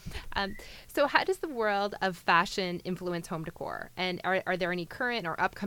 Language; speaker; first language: English; native; English